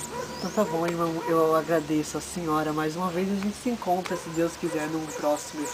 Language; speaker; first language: Portuguese; native; Portuguese